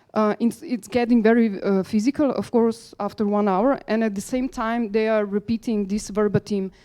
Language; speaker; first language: English; non-native, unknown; Slovenian